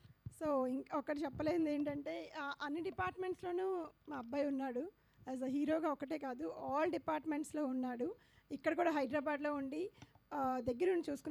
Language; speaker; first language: Telugu; native; Telugu